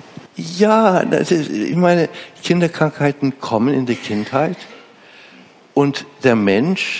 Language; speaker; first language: German; non-native, fluent; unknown